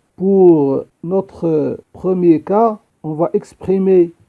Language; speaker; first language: French; non-native, local second language; Arabic